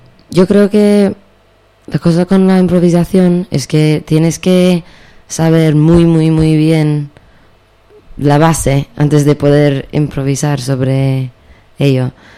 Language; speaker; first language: Spanish; non-native, fluent; English